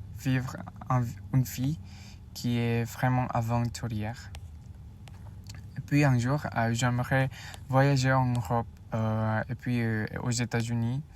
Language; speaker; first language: French; non-native, learner; Indonesian